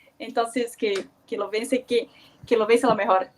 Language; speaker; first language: Spanish; non-native, learner; Portuguese